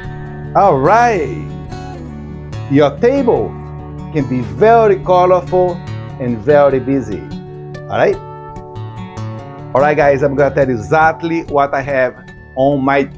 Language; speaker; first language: English; non-native, fluent; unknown